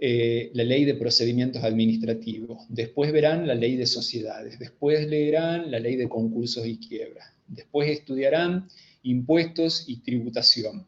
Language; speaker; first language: Spanish; native; Spanish